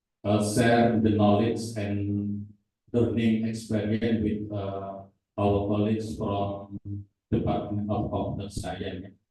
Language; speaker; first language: English; non-native, fluent; Indonesian